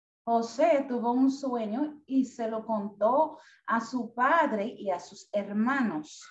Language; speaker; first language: Spanish; non-native, fluent; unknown